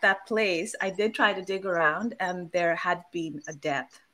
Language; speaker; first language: English; non-native, local second language; Bangla